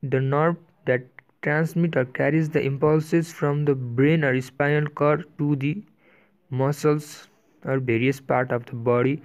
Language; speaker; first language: English; non-native, local second language; Nepali